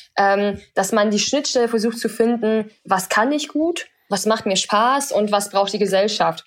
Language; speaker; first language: German; early bilingual, other home language; Chinese